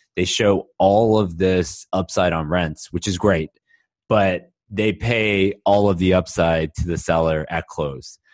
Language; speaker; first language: English; native; English